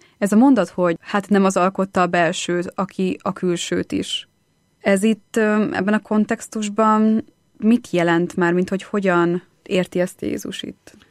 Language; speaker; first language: Hungarian; native; Hungarian